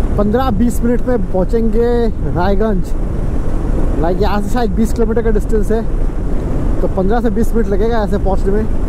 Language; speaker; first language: Hindi; non-native, local second language; Bangla